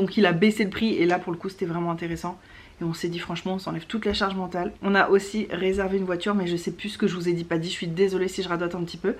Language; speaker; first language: French; native; French